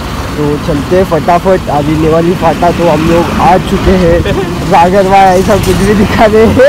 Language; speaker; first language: Hindi; non-native, local second language; Marathi